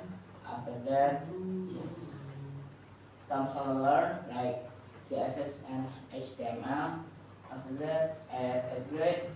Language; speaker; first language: English; non-native, learner; Indonesian